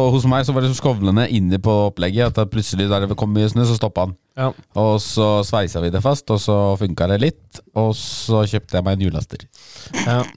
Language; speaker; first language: Norwegian; early bilingual, other home language; Polish